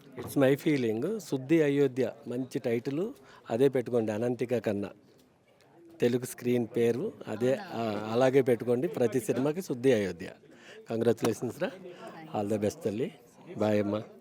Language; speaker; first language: Telugu; native; Telugu